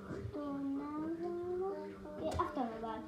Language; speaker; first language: Greek; early bilingual, heritage; Greek